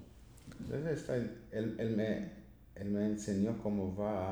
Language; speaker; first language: Spanish; non-native, learner; English